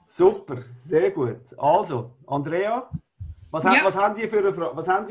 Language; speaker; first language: German; native; German